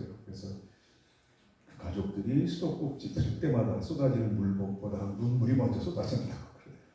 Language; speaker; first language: Korean; native; Korean